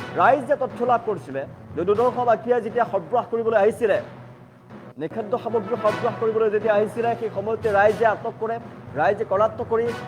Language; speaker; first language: Assamese; native; Assamese